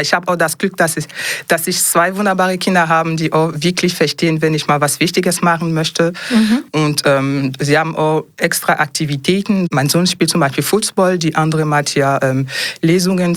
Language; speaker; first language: German; non-native, fluent; French